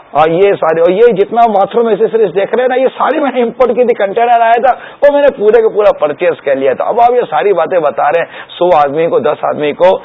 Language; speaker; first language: Urdu; native; Urdu